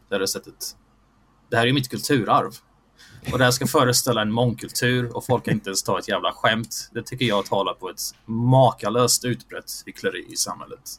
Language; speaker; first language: Swedish; early bilingual, other home language; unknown